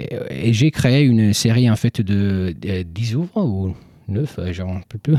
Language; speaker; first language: French; non-native, fluent; Italian